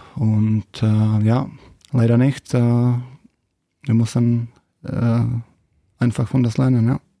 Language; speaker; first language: German; non-native, fluent; Czech